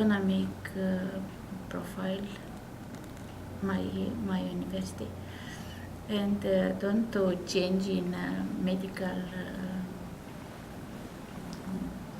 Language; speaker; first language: English; non-native, learner; Russian